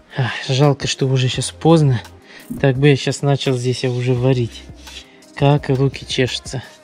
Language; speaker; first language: Russian; early bilingual, heritage; Russian